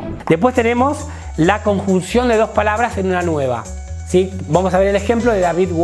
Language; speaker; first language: Spanish; native; Spanish